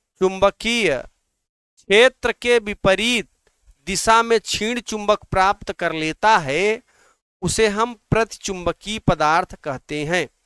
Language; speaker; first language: Hindi; native; Hindi